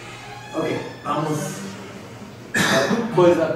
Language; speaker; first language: Portuguese; non-native, learner; English